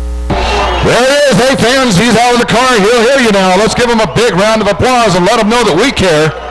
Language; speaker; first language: English; native; English